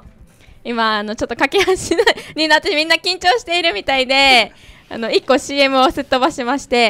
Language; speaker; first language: Japanese; native; Japanese